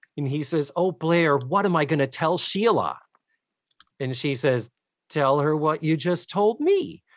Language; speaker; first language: English; native; English